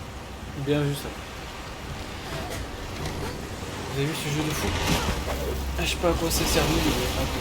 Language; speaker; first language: French; native; French